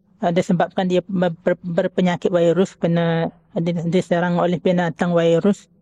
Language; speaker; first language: Malay; native; Malay